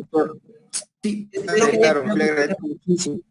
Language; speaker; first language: Spanish; native; Spanish